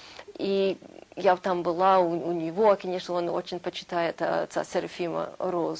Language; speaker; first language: Russian; early bilingual, heritage; Russian